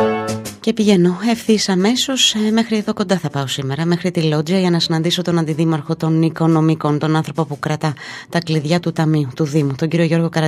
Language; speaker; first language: Greek; native; Greek